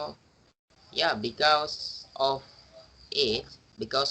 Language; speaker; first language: English; non-native, learner; Indonesian